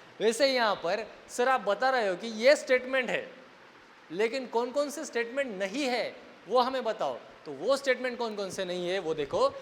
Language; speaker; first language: Hindi; non-native, local second language; Marathi